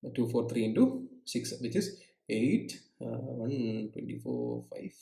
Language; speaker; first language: English; non-native, local second language; Malayalam